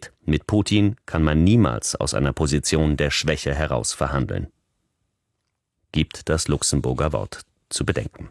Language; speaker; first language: German; native; German